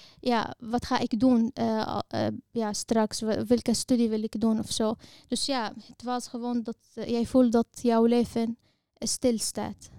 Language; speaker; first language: Dutch; non-native, fluent; Arabic